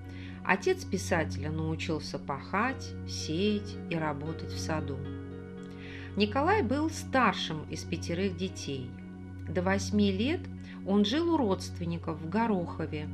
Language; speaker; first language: Russian; native; Russian